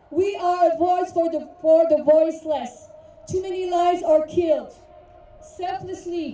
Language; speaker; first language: English; native; English